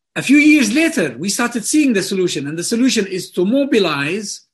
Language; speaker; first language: English; non-native, fluent; Arabic